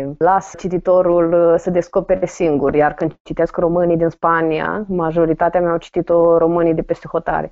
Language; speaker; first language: Romanian; native; Romanian